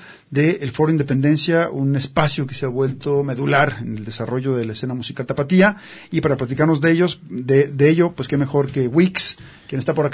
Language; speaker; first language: Spanish; native; Spanish